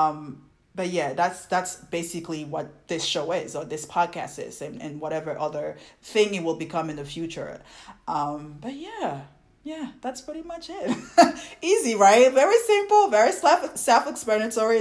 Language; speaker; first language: English; non-native, fluent; French